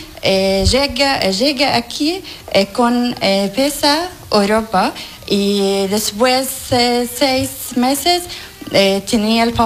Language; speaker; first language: Spanish; non-native, learner; Arabic